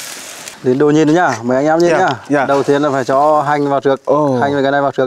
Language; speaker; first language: Vietnamese; native; Vietnamese